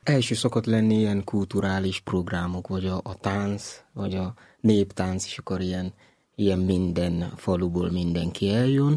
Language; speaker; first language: Hungarian; non-native, learner; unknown